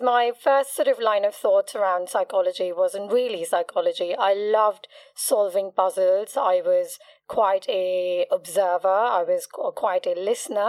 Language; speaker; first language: English; non-native, local second language; Kachhi